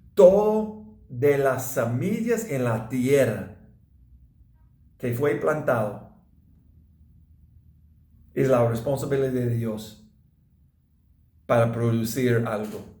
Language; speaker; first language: Spanish; non-native, learner; English